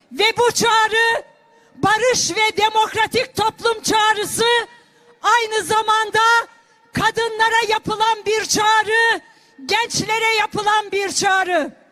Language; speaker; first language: Turkish; non-native, local second language; Kurdish